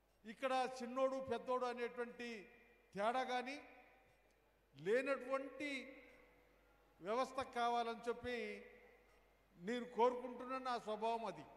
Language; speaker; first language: Telugu; native; Telugu